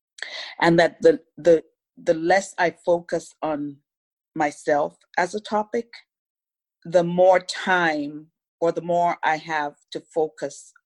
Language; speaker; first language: English; non-native, local second language; Yoruba